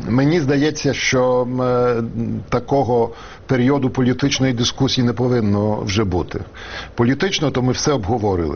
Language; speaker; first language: Ukrainian; non-native, fluent; Polish